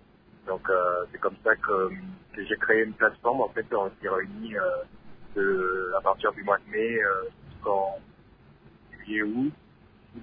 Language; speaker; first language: French; non-native, local second language; Lingala